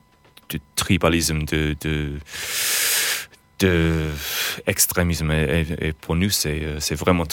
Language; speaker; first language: French; non-native, fluent; English